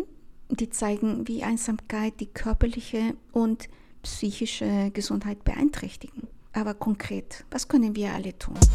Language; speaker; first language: German; non-native, fluent; Spanish